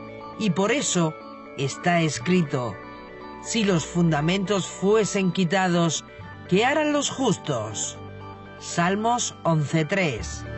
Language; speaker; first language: Spanish; native; Spanish